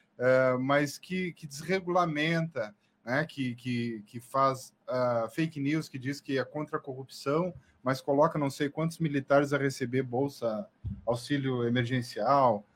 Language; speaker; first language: Portuguese; native; Portuguese